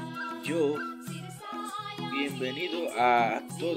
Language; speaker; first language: Spanish; non-native, learner; Nepali